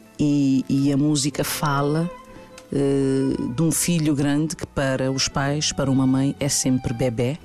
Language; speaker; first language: Portuguese; non-native, local second language; Kabuverdianu